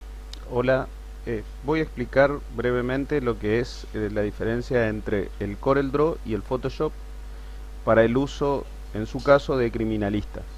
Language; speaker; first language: Spanish; native; Spanish